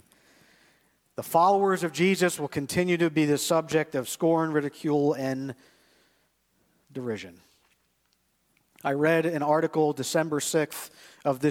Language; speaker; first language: English; native; English